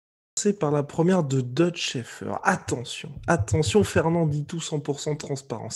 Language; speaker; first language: French; native; French